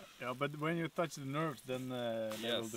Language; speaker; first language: English; non-native, fluent; Swedish